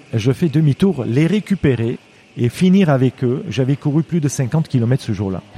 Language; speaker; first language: French; non-native, fluent; Armenian